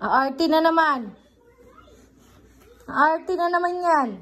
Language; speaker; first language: Filipino; native; Filipino